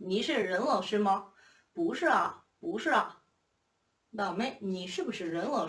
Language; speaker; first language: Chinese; non-native, fluent; Korean